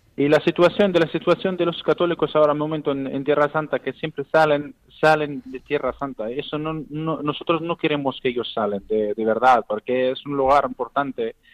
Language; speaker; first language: Spanish; non-native, learner; Arabic